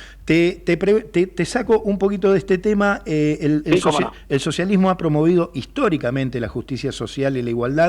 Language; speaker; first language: Spanish; native; Spanish